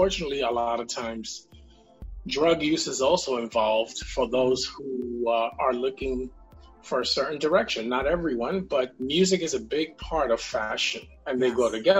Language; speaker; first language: English; native; English